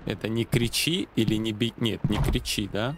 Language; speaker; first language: Russian; native; Russian